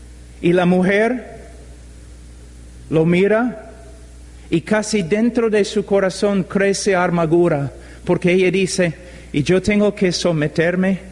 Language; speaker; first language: Spanish; non-native, fluent; English